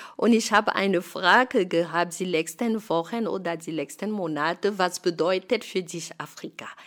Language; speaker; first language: German; non-native, fluent; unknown